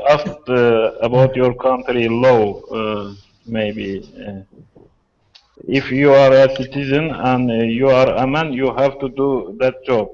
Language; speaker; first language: English; non-native, learner; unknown